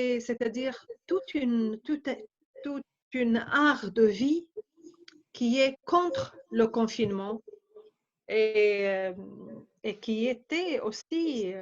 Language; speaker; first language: French; non-native, fluent; Arabic